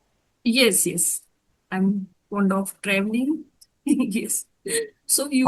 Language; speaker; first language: English; non-native, learner; Hindi